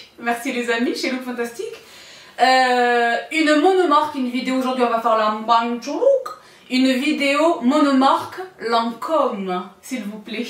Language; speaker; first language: French; native; French